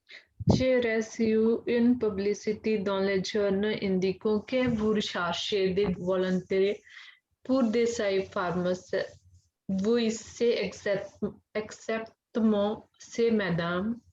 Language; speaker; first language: French; non-native, learner; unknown